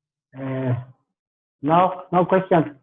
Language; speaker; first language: English; non-native, learner; Spanish